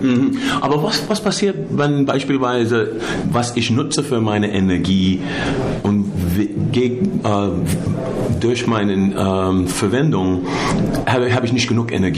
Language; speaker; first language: German; non-native, learner; English